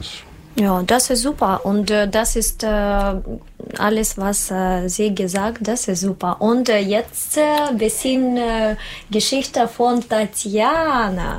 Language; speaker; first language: German; non-native, learner; Russian